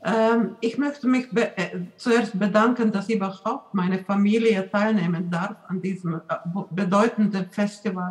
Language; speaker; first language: German; non-native, fluent; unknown